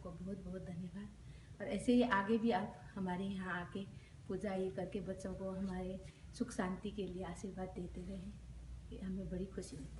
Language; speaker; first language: Hindi; native; Hindi